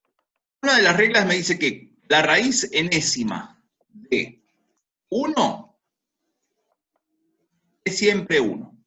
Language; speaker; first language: Spanish; native; Spanish